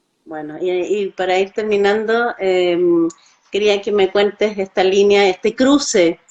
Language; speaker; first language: Spanish; native; Spanish